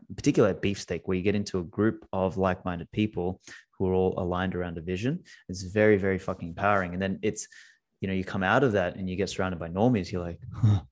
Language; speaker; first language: English; non-native, local second language; Macedonian